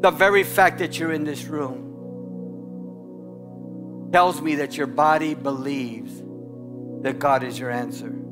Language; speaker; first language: English; native; English